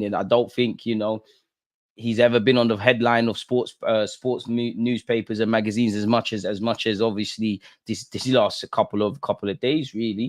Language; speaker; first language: English; native; English